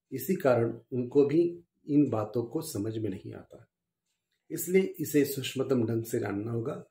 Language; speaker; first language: Hindi; non-native, local second language; Marathi